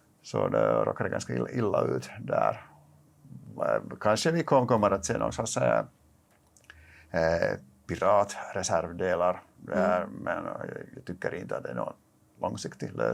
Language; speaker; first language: Swedish; non-native, local second language; Finnish